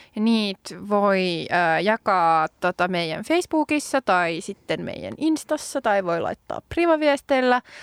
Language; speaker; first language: Finnish; non-native, local second language; Swedish